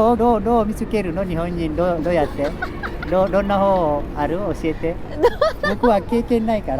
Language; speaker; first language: Japanese; non-native, fluent; Indonesian